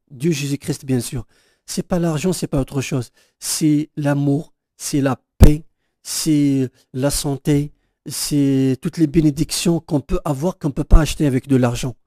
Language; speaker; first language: French; non-native, local second language; Kabyle